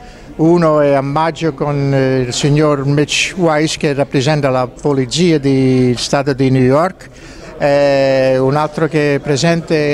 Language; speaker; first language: Italian; early bilingual, heritage; English